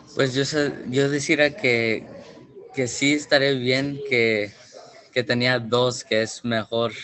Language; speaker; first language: Spanish; early bilingual, heritage; Spanish